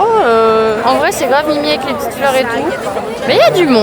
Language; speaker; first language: French; native; French